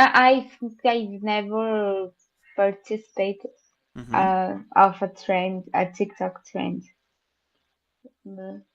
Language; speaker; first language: English; non-native, learner; Portuguese